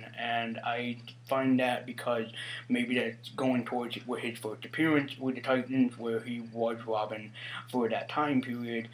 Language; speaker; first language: English; native; English